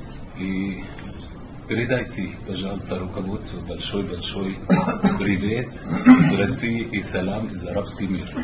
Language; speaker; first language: Russian; non-native, fluent; Arabic